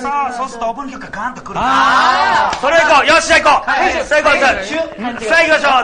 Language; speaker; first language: Japanese; native; Japanese